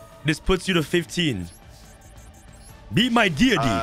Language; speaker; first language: English; native; English